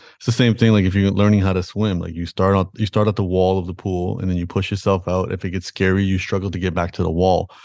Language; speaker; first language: English; native; English